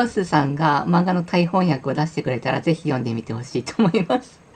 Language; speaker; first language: Japanese; native; Japanese